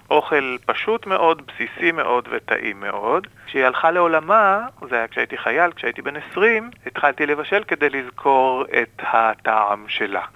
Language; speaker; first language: Hebrew; native; Hebrew